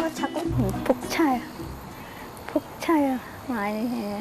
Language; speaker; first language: Korean; non-native, learner; Khmer